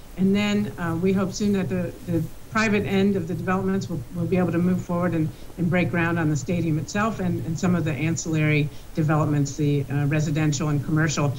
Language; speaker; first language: English; native; English